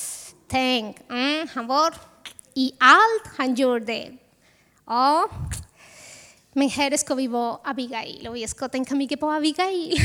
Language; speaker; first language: Swedish; non-native, fluent; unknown